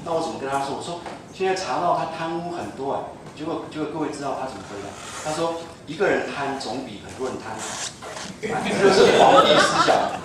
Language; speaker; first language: Chinese; native; Chinese